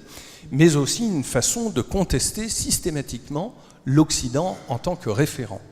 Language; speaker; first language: French; native; French